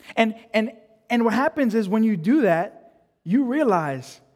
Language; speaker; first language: English; native; English